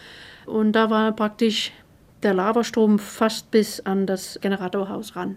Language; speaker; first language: German; native; German